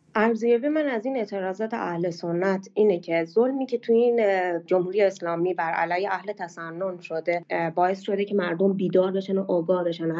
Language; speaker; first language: Persian; non-native, local second language; Baluchi